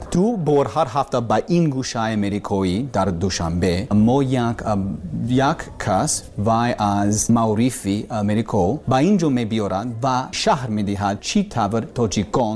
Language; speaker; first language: Persian; non-native, learner; English